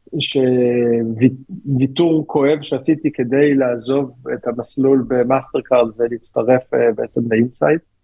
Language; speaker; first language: Hebrew; native; Hebrew